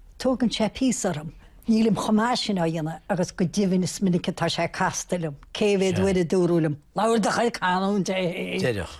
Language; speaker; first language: Irish; native; Irish